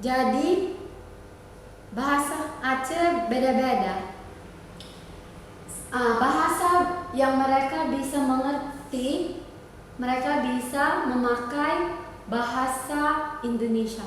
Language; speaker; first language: Indonesian; non-native, learner; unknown